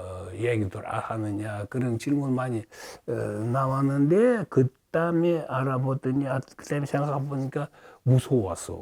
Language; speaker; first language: Korean; early bilingual, heritage; Russian